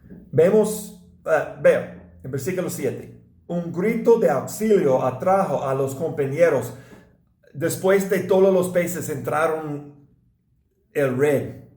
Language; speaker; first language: Spanish; non-native, learner; English